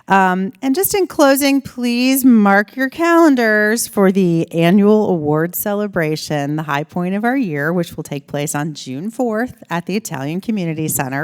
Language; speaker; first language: English; native; English